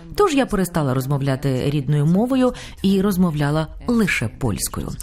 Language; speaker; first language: Ukrainian; non-native, fluent; Lithuanian